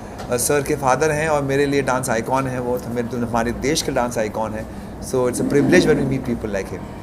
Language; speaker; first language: Hindi; native; Hindi